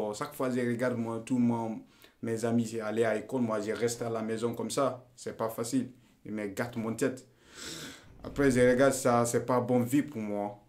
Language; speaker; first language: French; non-native, learner; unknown